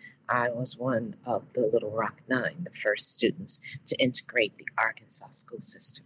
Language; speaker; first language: English; native; English